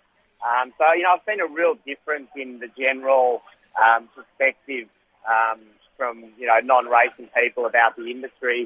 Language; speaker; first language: English; native; English